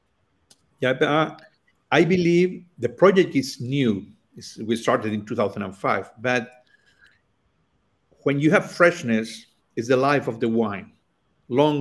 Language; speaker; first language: English; non-native, learner; Spanish